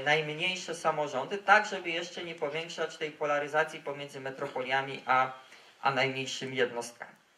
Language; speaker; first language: Polish; native; Polish